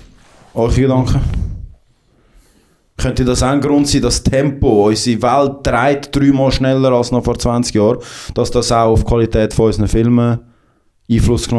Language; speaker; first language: German; native; German